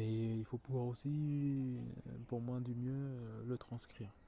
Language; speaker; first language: French; native; French